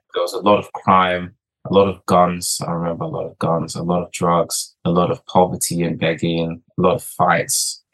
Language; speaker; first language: English; early bilingual, other home language; Portuguese